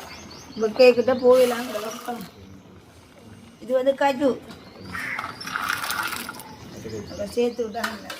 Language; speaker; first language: Tamil; native; Tamil